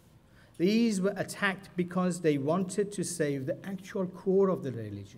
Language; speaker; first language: English; non-native, fluent; Persian